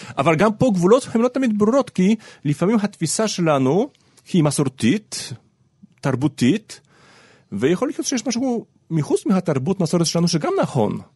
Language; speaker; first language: Hebrew; non-native, fluent; Polish